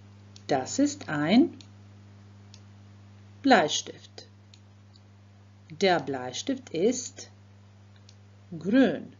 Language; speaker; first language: German; non-native, fluent; Croatian